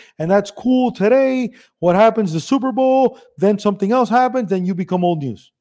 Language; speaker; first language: English; early bilingual, other home language; Spanish